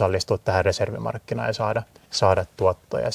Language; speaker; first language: Finnish; native; Finnish